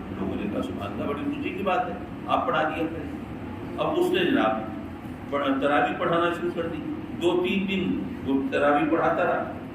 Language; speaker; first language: Urdu; native; Urdu